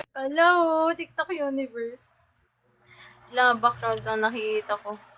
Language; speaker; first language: Filipino; native; Filipino